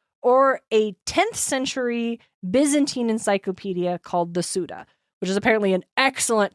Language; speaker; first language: English; native; English